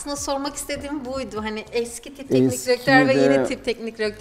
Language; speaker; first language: Turkish; native; Turkish